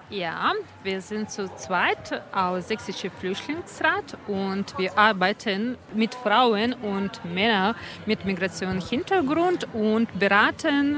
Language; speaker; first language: German; non-native, learner; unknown